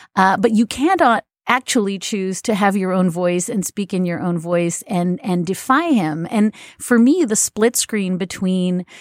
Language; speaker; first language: English; native; English